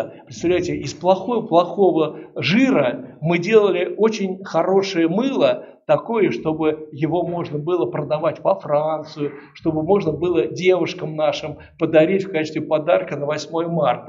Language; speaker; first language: Russian; native; Russian